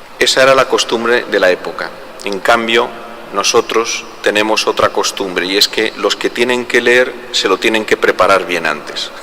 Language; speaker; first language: Spanish; native; Spanish